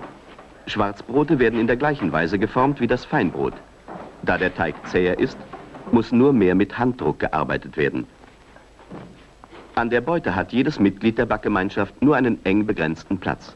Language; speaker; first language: German; native; German